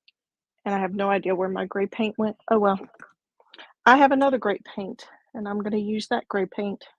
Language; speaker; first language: English; native; English